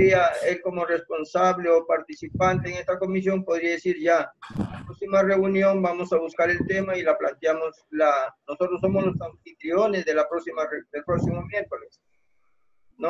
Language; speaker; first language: Spanish; native; Spanish